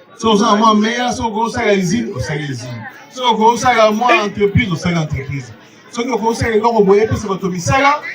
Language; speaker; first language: Lingala; native; Lingala